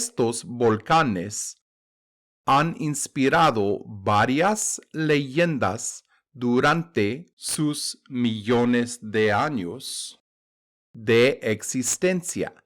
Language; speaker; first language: Spanish; non-native, fluent; English